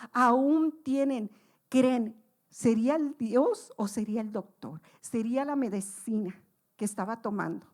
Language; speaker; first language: Spanish; native; Spanish